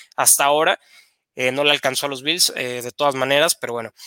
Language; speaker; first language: Spanish; native; Spanish